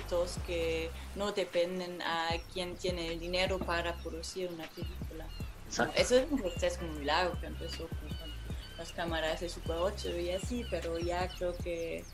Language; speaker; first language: Spanish; non-native, fluent; German